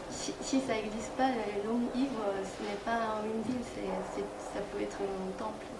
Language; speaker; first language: French; non-native, fluent; Korean